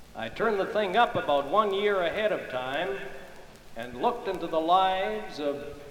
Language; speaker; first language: English; early bilingual, other home language; Ukrainian